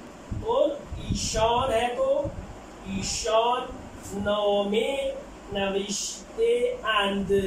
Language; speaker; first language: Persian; non-native, fluent; Urdu